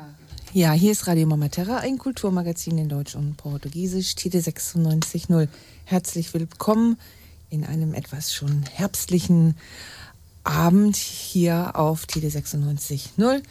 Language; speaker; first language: German; native; German